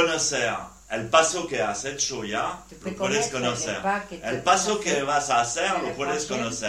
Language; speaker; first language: Spanish; non-native, learner; French